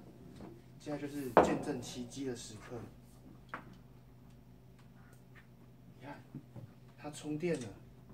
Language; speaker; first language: Chinese; native; Chinese